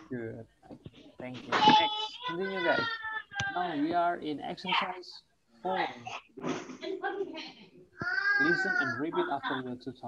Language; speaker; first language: English; non-native, learner; Indonesian